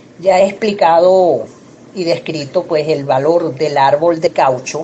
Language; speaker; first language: Spanish; native; Spanish